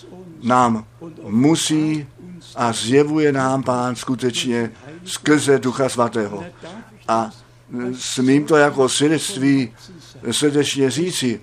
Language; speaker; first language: Czech; non-native, fluent; German